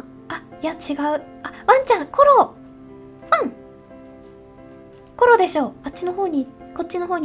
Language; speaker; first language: Japanese; native; Japanese